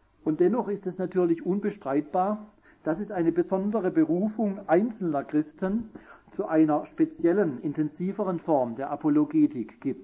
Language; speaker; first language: German; native; German